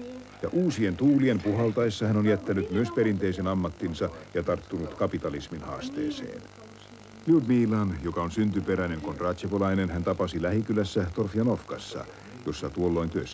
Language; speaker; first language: Finnish; native; Finnish